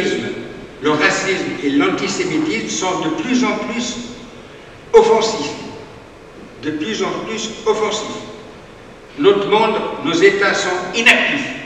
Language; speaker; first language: French; native; French